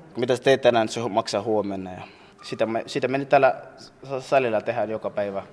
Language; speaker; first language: Finnish; non-native, fluent; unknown